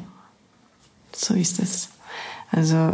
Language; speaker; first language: German; non-native, fluent; Turkish